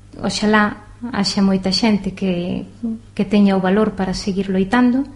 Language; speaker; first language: Galician; native; Galician